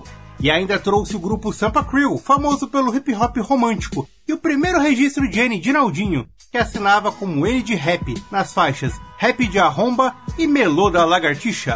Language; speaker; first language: Portuguese; native; Portuguese